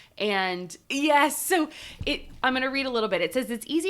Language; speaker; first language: English; native; English